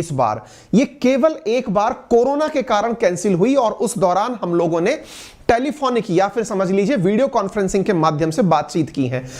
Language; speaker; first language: Hindi; native; Hindi